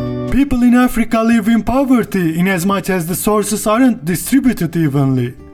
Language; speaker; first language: English; non-native, fluent; Turkish